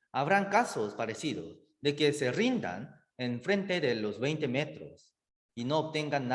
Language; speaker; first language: Spanish; native; Spanish